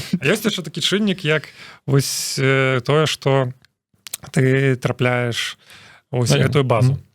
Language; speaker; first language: Belarusian; non-native, local second language; Russian